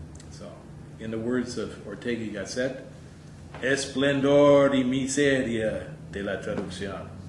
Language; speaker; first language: Spanish; non-native, fluent; English